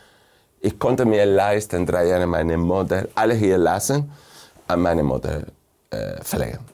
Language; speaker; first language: German; non-native, fluent; Spanish